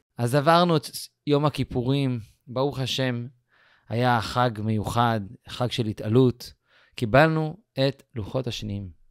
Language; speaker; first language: Hebrew; native; Hebrew